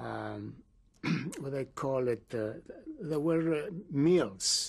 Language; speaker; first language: English; non-native, fluent; Greek